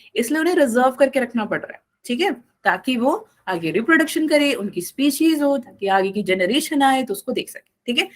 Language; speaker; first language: Hindi; non-native, local second language; Malayalam